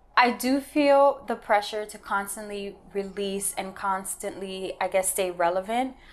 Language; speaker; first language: English; native; English